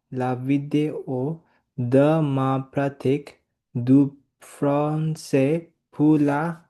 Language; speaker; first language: French; non-native, learner; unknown